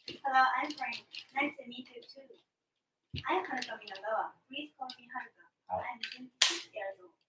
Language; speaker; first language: English; non-native, learner; Japanese